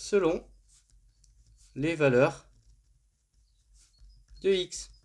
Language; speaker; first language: French; native; French